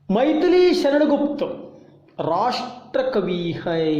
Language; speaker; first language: Hindi; non-native, local second language; Kannada